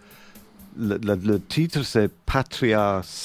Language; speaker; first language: French; non-native, learner; English